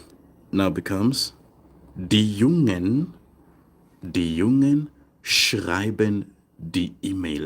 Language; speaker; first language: German; non-native, fluent; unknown